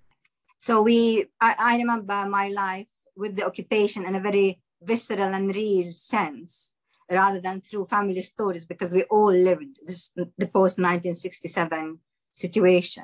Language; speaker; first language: English; non-native, fluent; Arabic